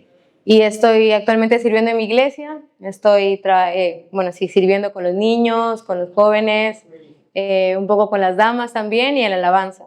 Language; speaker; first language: Spanish; native; Spanish